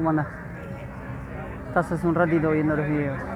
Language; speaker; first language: Spanish; native; Spanish